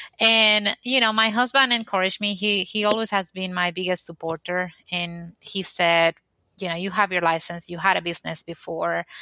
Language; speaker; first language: English; non-native, fluent; Spanish